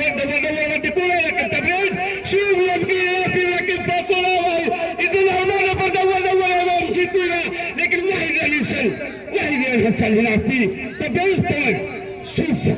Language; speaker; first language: Arabic; non-native, learner; Hindi